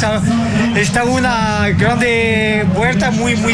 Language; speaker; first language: Portuguese; non-native, learner; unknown